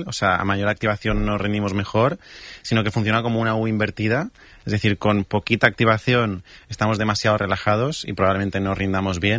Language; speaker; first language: Spanish; native; Spanish